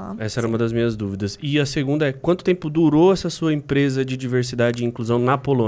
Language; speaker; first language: Portuguese; native; Portuguese